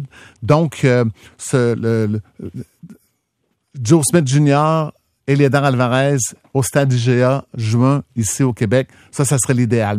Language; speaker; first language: French; native; French